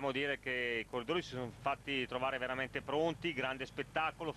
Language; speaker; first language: Italian; native; Italian